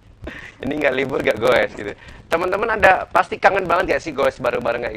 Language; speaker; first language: Indonesian; native; Indonesian